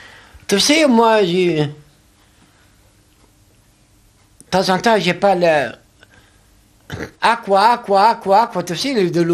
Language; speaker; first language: French; non-native, learner; Arabic